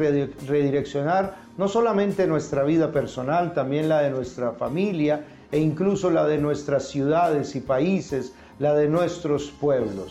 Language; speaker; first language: Spanish; native; Spanish